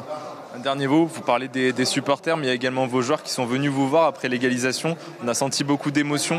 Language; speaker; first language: French; native; French